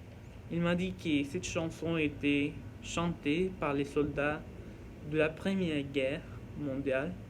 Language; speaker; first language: French; non-native, learner; Norwegian